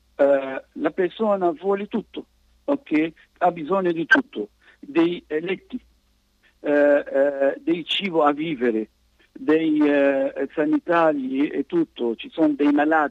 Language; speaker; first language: Italian; non-native, fluent; Arabic